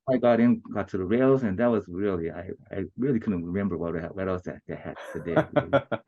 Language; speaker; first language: English; early bilingual, other home language; Japanese